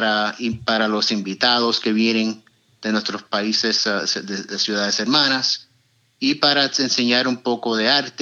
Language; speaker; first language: Spanish; early bilingual, heritage; Spanish